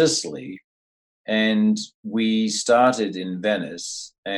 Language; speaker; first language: English; native; English